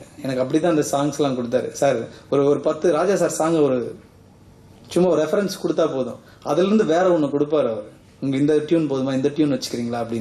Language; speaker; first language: Tamil; native; Tamil